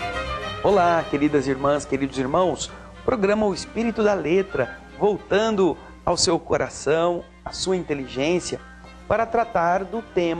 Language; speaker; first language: Portuguese; native; Portuguese